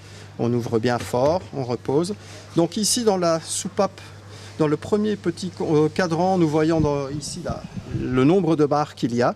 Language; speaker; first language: French; native; French